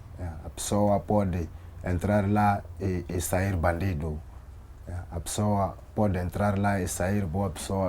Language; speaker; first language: Portuguese; non-native, local second language; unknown